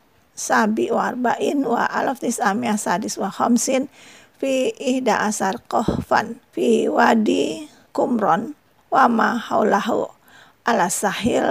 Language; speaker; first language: Arabic; non-native, fluent; Indonesian